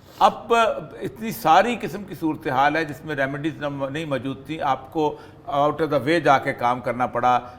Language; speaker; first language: Urdu; non-native, local second language; Punjabi